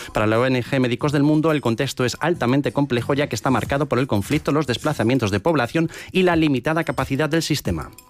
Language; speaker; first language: Spanish; native; Spanish